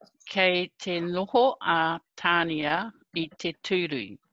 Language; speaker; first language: Māori; non-native, learner; English